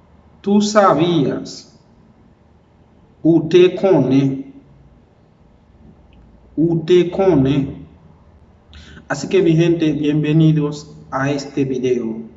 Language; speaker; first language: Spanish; non-native, fluent; Haitian Creole